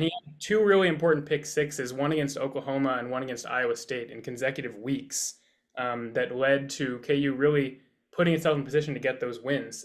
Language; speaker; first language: English; native; English